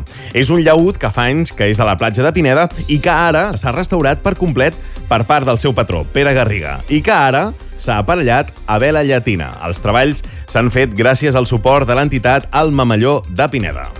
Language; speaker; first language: Catalan; native; Catalan